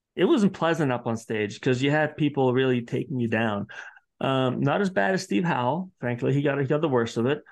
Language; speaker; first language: English; early bilingual, other home language; Italian